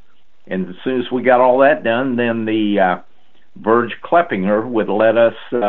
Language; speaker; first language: English; native; English